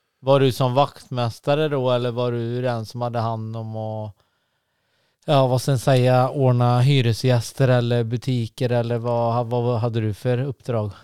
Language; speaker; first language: Swedish; native; Swedish